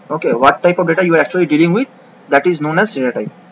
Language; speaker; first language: English; non-native, local second language; Bangla